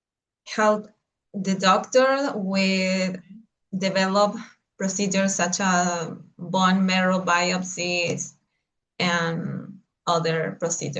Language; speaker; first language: English; non-native, learner; Spanish